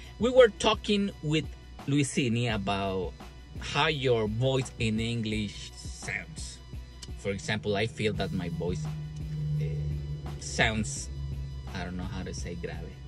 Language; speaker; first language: English; non-native, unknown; Spanish